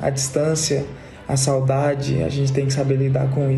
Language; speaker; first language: Portuguese; native; Portuguese